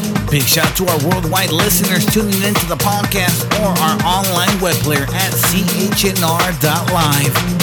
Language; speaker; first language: English; native; English